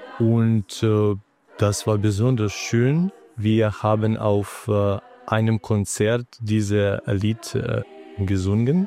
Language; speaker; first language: German; non-native, learner; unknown